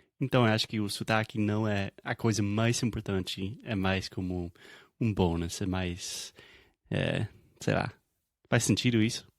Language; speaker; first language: Portuguese; non-native, fluent; English